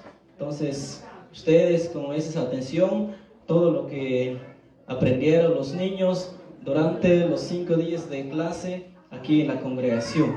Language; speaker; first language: Spanish; non-native, local second language; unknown